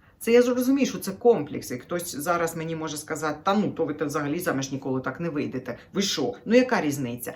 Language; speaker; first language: Ukrainian; native; Ukrainian